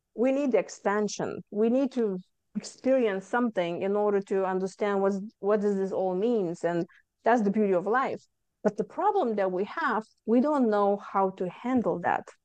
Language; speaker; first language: English; non-native, fluent; Lithuanian